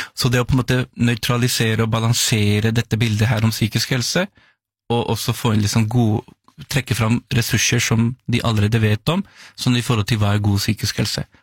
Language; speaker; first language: Norwegian; early bilingual, other home language; Urdu